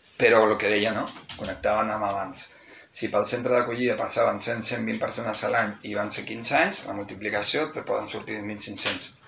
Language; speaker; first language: Catalan; non-native, local second language; Spanish